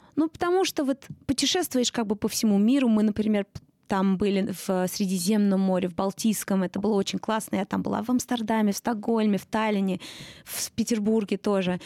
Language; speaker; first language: Russian; early bilingual, heritage; Russian